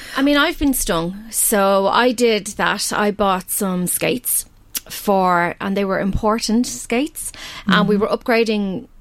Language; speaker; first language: English; native; English